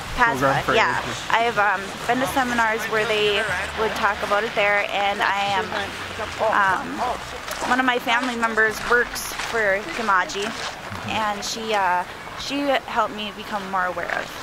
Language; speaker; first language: English; native; English